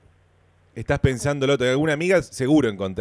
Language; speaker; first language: Spanish; native; Spanish